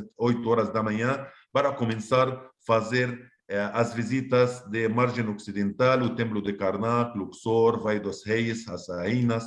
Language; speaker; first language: Portuguese; non-native, fluent; Arabic